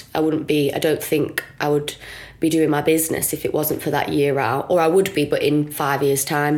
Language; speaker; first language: English; native; English